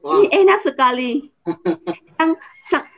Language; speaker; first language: Indonesian; non-native, fluent; Vietnamese